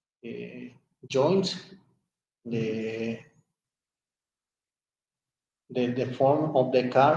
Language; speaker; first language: English; non-native, learner; Spanish